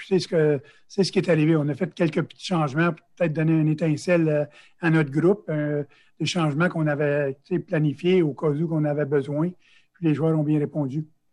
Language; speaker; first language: French; native; French